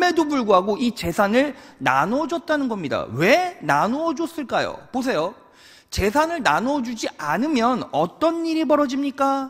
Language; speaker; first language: Korean; native; Korean